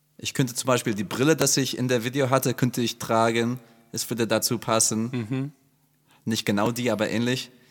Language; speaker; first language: German; non-native, fluent; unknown